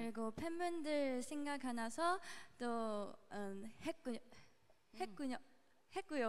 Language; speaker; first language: Korean; non-native, learner; Chinese